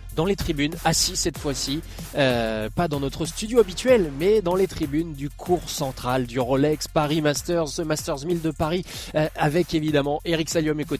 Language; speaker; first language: French; native; French